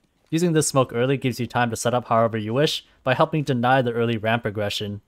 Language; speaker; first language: English; native; English